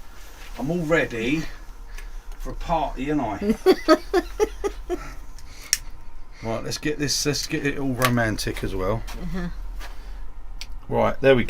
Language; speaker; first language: English; native; English